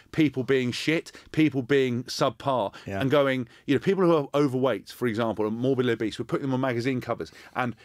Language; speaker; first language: English; native; English